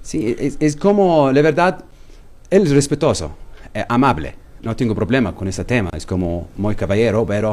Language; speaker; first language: Spanish; non-native, learner; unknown